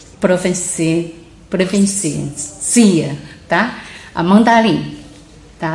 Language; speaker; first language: Portuguese; non-native, learner; Chinese